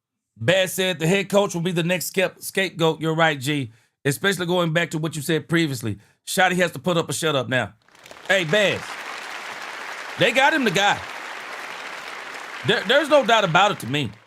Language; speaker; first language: English; native; English